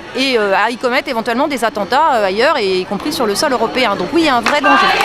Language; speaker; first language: French; native; French